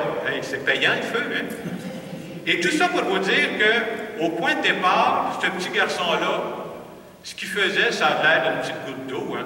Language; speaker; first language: French; native; French